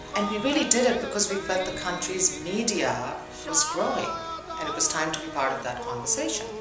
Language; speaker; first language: English; non-native, local second language; Urdu